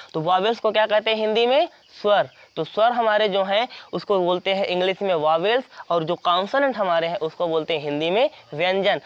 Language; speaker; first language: Hindi; native; Hindi